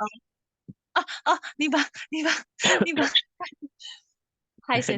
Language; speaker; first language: Japanese; non-native, learner; Indonesian